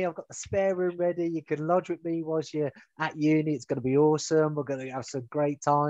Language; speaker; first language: English; native; English